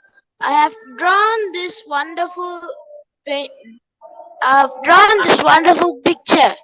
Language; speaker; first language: English; non-native, learner; Tamil